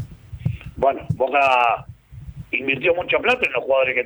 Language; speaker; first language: Spanish; native; Spanish